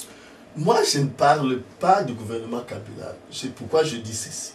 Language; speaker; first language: French; non-native, local second language; Lingala